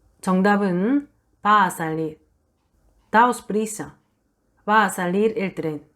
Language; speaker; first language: Spanish; non-native, fluent; Korean